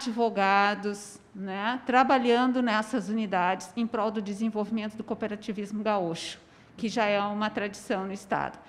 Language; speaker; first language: Portuguese; native; Portuguese